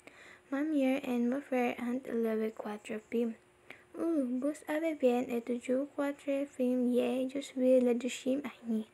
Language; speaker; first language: French; non-native, learner; Filipino